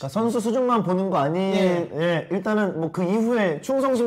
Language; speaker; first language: Korean; native; Korean